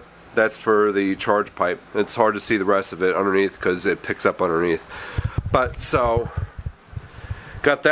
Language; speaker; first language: English; native; English